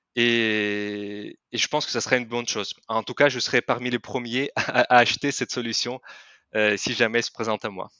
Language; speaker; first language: French; non-native, fluent; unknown